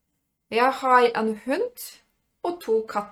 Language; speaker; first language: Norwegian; non-native, fluent; Polish